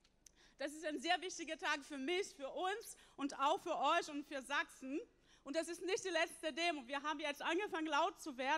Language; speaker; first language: German; non-native, fluent; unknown